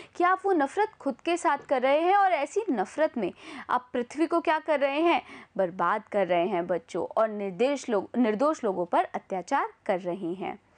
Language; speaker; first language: Hindi; native; Hindi